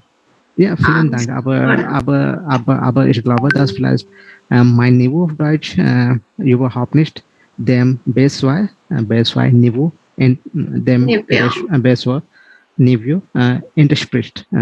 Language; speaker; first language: German; non-native, learner; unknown